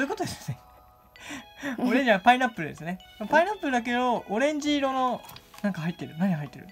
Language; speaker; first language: Japanese; native; Japanese